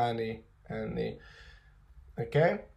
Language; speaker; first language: Hungarian; non-native, fluent; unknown